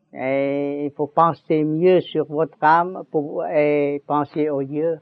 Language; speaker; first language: French; non-native, learner; Vietnamese